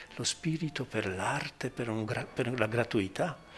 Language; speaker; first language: Italian; non-native, fluent; Polish